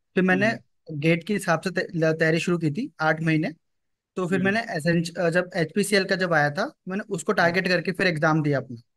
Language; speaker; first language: Hindi; native; Hindi